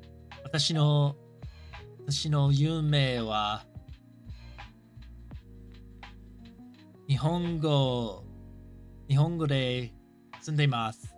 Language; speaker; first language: Japanese; non-native, learner; English